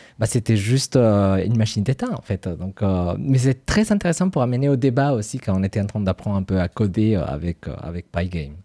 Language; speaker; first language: French; non-native, fluent; Spanish